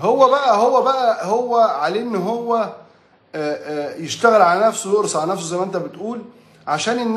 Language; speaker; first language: Arabic; native; Arabic